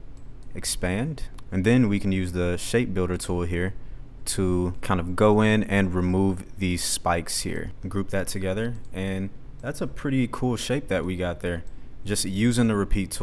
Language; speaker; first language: English; native; English